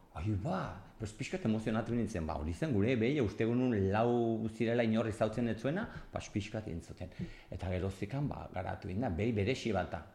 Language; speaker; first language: Basque; native; Basque